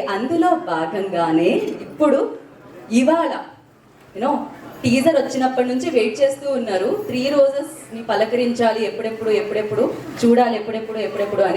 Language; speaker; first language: Telugu; native; Telugu